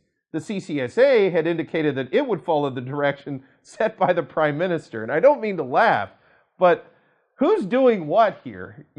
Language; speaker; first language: English; native; English